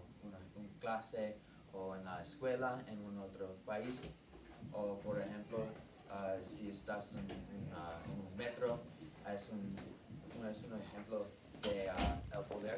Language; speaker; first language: Spanish; non-native, learner; English